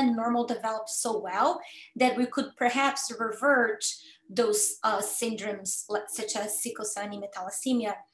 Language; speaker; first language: English; non-native, fluent; Portuguese